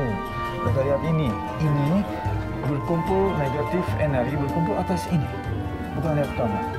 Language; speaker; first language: Indonesian; non-native, fluent; Turkish